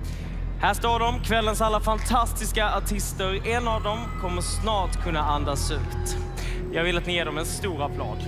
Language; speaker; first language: Swedish; native; Swedish